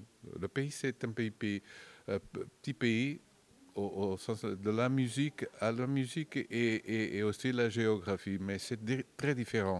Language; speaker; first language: French; non-native, fluent; Portuguese